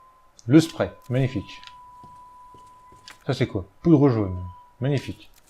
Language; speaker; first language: French; native; French